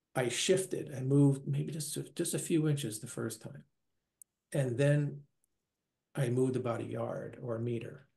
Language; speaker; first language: English; native; English